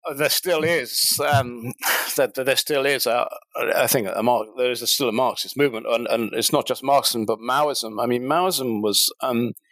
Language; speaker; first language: English; native; English